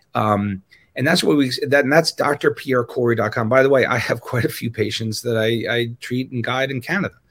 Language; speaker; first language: English; native; English